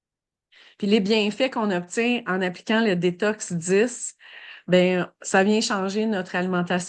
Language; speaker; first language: French; native; French